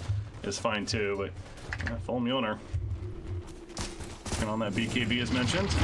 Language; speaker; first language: English; native; English